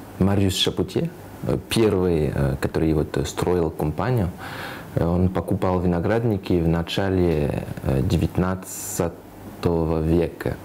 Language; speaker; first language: Russian; non-native, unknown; French